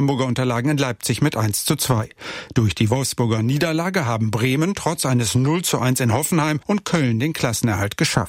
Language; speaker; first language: German; native; German